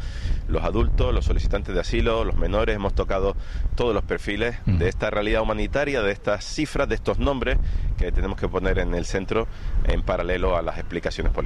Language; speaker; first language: Spanish; native; Spanish